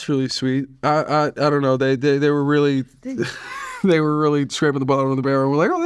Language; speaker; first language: English; native; English